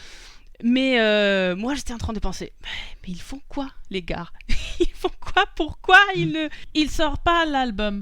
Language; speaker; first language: French; non-native, fluent; Spanish